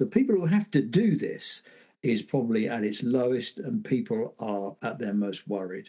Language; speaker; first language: English; native; English